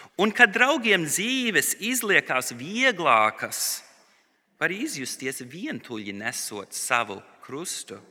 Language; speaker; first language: Latvian; early bilingual, heritage; Latvian